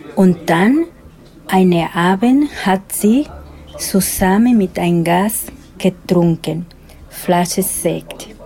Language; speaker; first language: German; non-native, fluent; Spanish